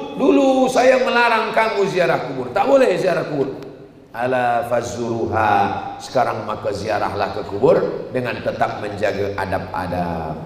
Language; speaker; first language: Malay; native; Malay